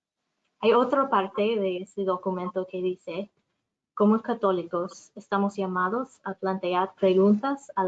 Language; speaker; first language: Spanish; non-native, fluent; English